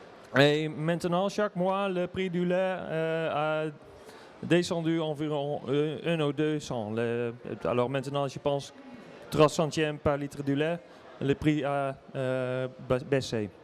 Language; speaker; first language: French; non-native, learner; Dutch